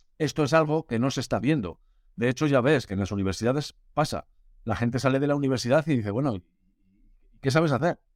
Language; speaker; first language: Spanish; native; Spanish